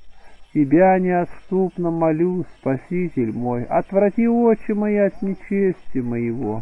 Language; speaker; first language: Russian; native; Russian